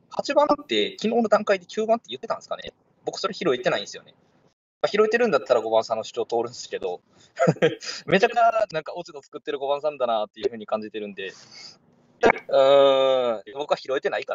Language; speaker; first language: Japanese; native; Japanese